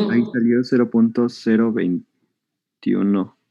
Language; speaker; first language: Spanish; native; Spanish